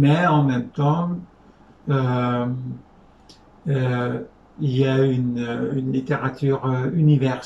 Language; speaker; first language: French; non-native, fluent; Hungarian